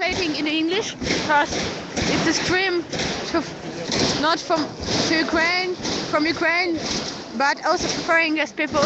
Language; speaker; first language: English; non-native, fluent; Ukrainian